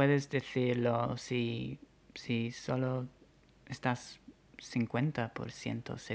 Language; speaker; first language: Spanish; non-native, fluent; English